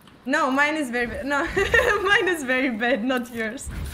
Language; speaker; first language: English; non-native, learner; Romanian